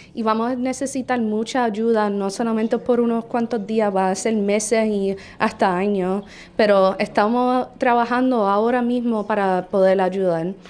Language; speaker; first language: Spanish; early bilingual, heritage; Spanish